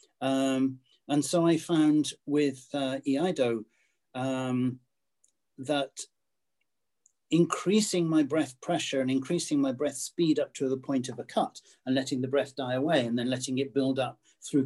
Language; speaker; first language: English; native; English